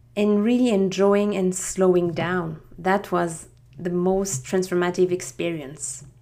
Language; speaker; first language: English; non-native, fluent; French